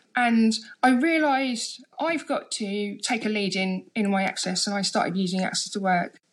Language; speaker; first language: English; native; English